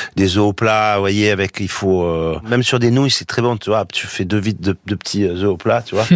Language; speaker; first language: French; native; French